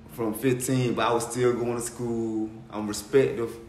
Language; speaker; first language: English; native; English